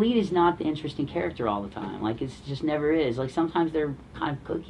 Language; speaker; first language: English; native; English